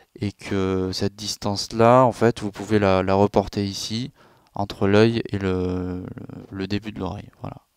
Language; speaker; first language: French; native; French